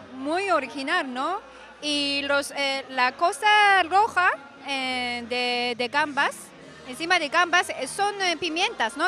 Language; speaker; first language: Spanish; non-native, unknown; Japanese